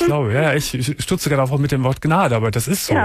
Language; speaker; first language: German; native; German